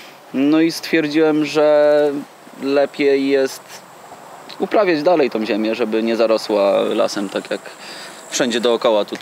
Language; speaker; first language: Polish; native; Polish